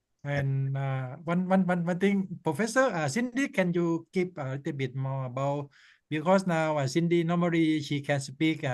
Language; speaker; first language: English; non-native, learner; Thai